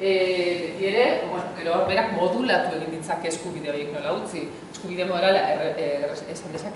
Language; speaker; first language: Basque; native; Basque